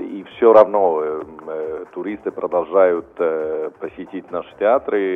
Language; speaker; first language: Russian; non-native, fluent; Italian